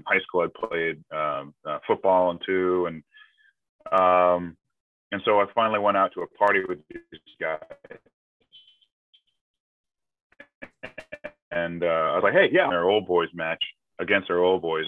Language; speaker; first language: English; native; English